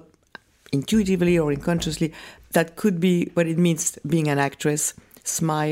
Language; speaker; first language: English; non-native, fluent; French